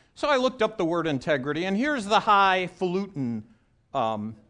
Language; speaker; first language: English; native; English